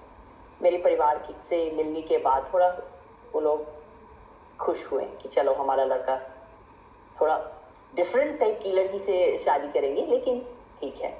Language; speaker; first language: Hindi; non-native, fluent; English